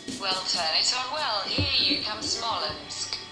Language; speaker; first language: English; non-native, learner; Russian